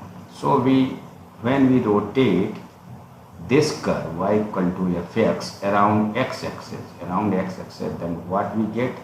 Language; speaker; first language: English; non-native, local second language; Hindi